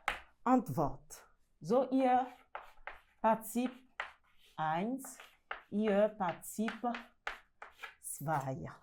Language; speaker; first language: German; non-native, learner; French